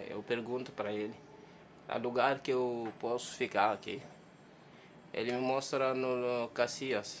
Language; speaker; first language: Portuguese; non-native, learner; Wolof